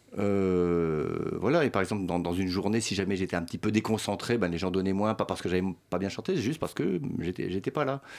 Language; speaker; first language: French; early bilingual, other home language; Swedish